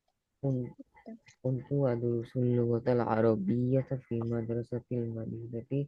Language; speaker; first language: Arabic; non-native, learner; Bangla